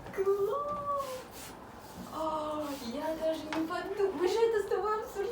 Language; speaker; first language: Russian; native; Russian